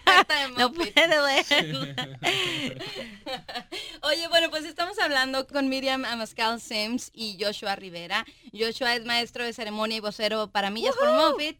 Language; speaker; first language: Spanish; native; Spanish